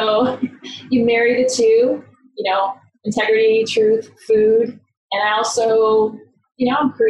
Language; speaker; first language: English; native; English